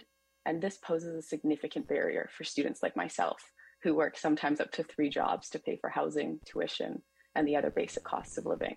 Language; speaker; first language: English; native; English